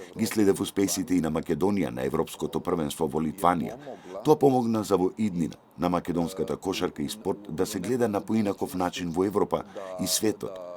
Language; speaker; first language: Macedonian; native; Macedonian